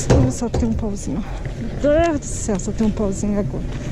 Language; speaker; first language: Portuguese; native; Portuguese